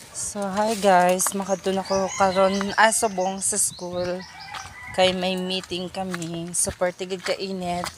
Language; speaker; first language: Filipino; non-native, local second language; Hiligaynon